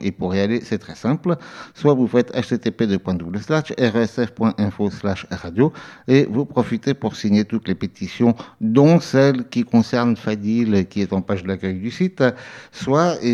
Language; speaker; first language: French; native; French